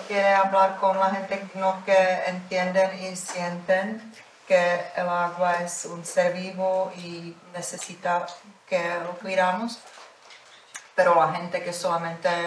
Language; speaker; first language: Spanish; non-native, fluent; Czech